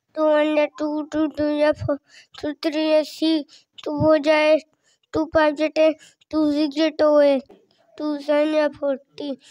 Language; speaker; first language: Hindi; native; Hindi